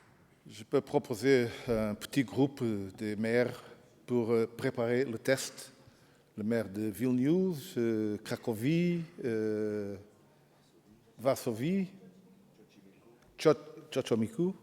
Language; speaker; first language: French; non-native, fluent; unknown